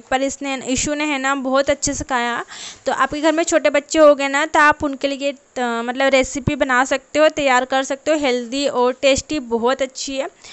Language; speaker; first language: Hindi; non-native, local second language; Marathi